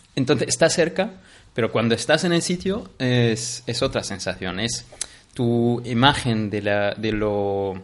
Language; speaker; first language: Spanish; non-native, fluent; Arabic